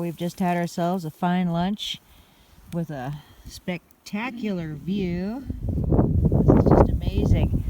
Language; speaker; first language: English; native; English